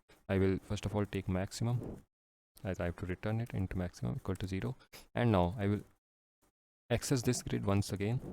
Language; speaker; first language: English; non-native, local second language; Hindi